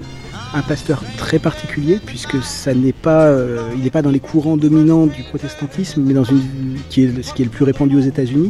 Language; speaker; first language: French; native; French